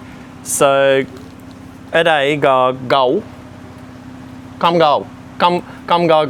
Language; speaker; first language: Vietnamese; non-native, learner; English